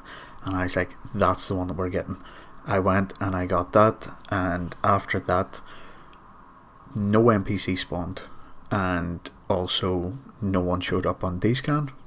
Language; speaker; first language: English; native; English